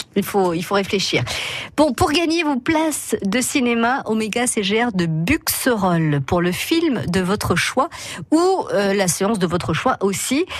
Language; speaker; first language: French; native; French